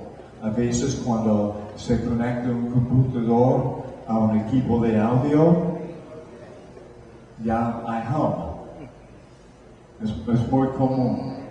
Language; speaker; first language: Spanish; non-native, fluent; English